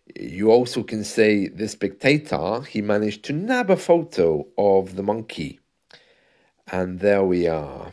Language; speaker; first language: English; native; English